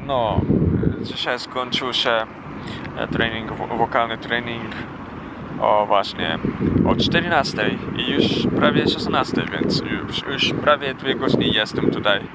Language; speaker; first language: Polish; non-native, fluent; Japanese